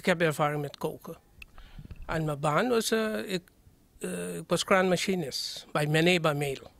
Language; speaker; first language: Dutch; non-native, fluent; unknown